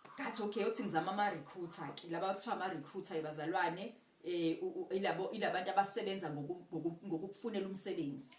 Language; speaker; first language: Zulu; native; Zulu